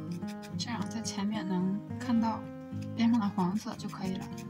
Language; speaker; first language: Chinese; native; Chinese